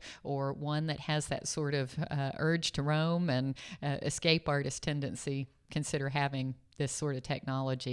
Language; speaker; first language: English; native; English